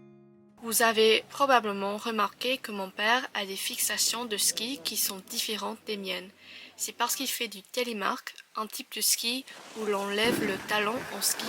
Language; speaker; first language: French; non-native, fluent; English